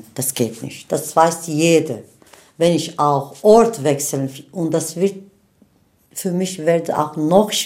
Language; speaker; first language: German; non-native, learner; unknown